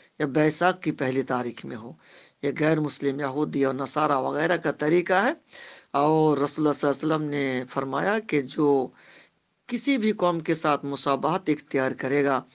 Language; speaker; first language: Urdu; non-native, local second language; Bangla